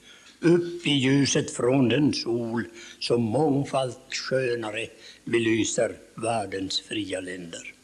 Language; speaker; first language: Swedish; native; Swedish